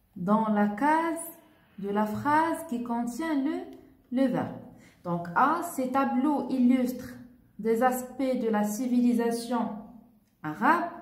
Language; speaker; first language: French; non-native, local second language; Arabic